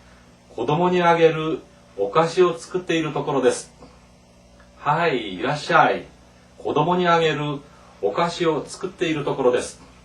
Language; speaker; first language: Japanese; non-native, fluent; Korean